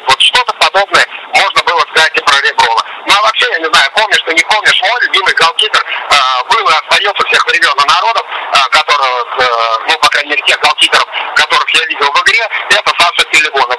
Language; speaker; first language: Russian; native; Russian